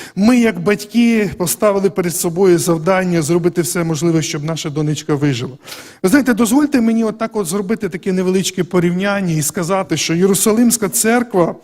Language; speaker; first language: Ukrainian; native; Ukrainian